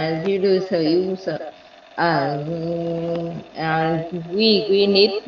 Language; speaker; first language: English; non-native, learner; Vietnamese